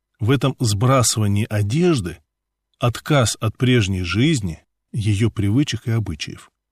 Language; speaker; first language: Russian; native; Russian